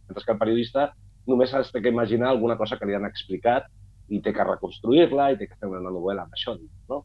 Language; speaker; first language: Catalan; non-native, local second language; Spanish